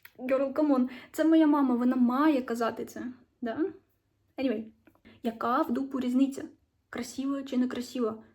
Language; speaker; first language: Ukrainian; non-native, local second language; Russian